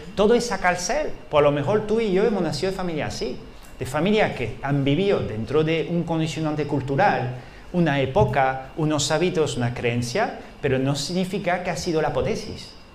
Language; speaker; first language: Spanish; non-native, fluent; French